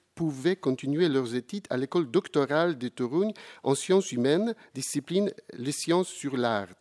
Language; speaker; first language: French; non-native, fluent; Polish